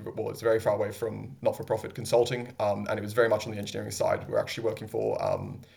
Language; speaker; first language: English; native; English